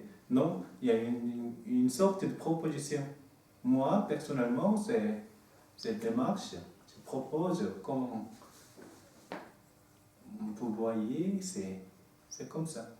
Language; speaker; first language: French; non-native, learner; Korean